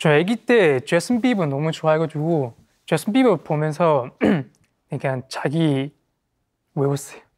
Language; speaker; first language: Korean; non-native, fluent; Chinese